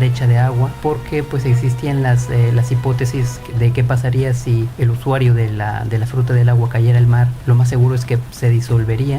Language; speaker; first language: Spanish; native; Spanish